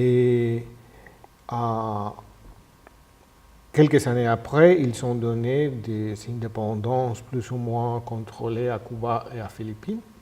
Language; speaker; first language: French; non-native, fluent; Spanish